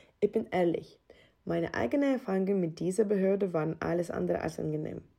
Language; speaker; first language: German; non-native, fluent; Ukrainian